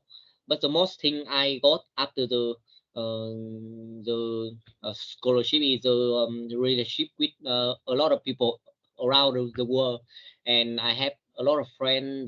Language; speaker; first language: English; non-native, learner; Vietnamese